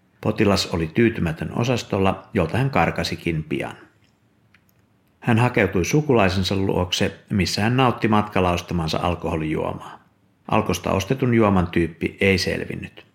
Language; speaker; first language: Finnish; native; Finnish